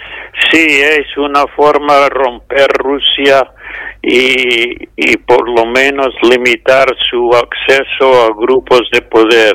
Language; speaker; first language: Spanish; non-native, fluent; English